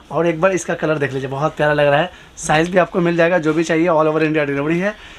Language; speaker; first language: Hindi; native; Hindi